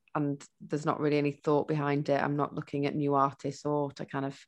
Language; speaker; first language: English; native; English